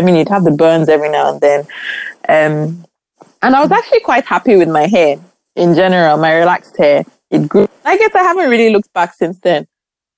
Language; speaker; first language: English; non-native, local second language; Igbo